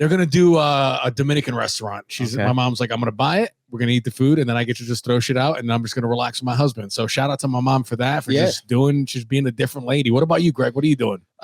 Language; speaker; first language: English; native; English